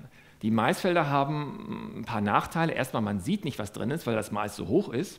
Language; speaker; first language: German; native; German